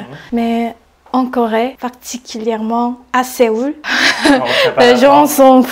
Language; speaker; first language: French; non-native, learner; Korean